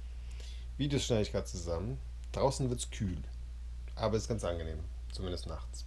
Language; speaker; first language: German; native; German